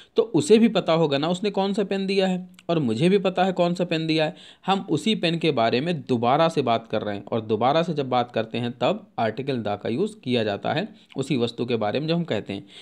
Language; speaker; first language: Hindi; native; Hindi